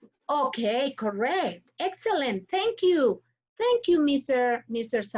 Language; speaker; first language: English; non-native, fluent; Spanish